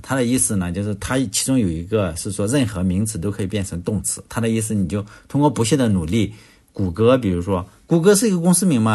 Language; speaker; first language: Chinese; native; Chinese